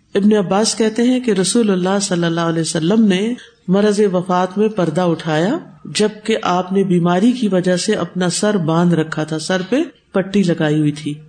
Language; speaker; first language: Urdu; non-native, local second language; Punjabi